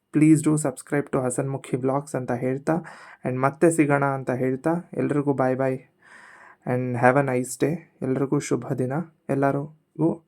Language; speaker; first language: Kannada; non-native, local second language; Konkani